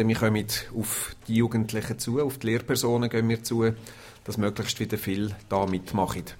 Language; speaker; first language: German; native; German